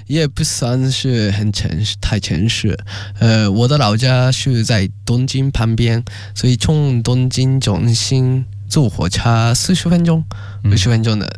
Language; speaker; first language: Chinese; non-native, fluent; Japanese